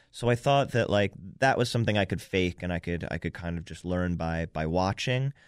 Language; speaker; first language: English; native; English